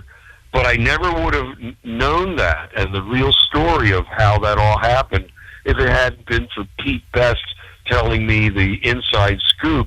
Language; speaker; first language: English; native; English